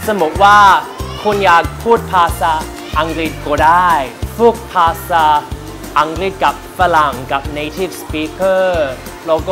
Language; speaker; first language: Thai; non-native, learner; English